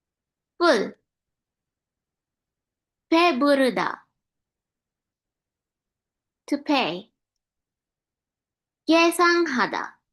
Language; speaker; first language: Korean; non-native, learner; English